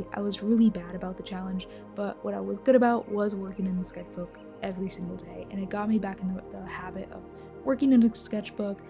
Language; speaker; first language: English; native; English